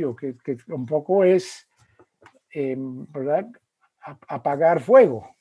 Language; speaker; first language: Spanish; non-native, fluent; English